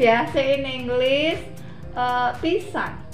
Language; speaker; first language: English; non-native, fluent; Indonesian